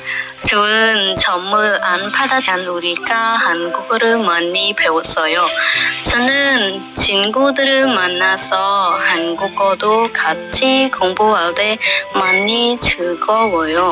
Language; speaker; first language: Korean; non-native, learner; Khmer